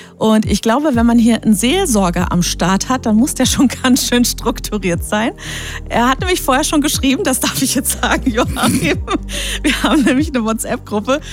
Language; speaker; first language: German; native; German